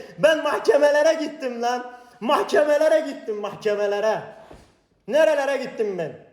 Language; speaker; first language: Turkish; non-native, local second language; Kurdish